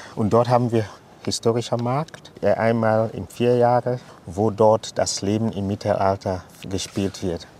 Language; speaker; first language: German; non-native, fluent; English